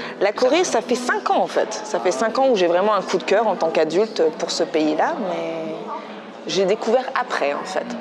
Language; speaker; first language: French; native; French